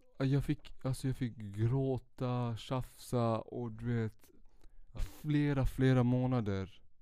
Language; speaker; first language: Swedish; early bilingual, other home language; Central Kurdish